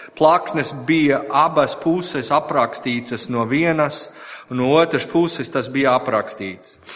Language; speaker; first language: Latvian; non-native, fluent; English